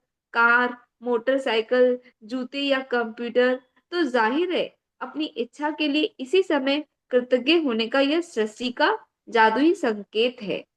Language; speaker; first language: Hindi; native; Hindi